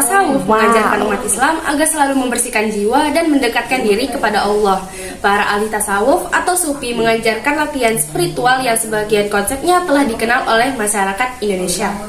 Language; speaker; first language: Indonesian; native; Indonesian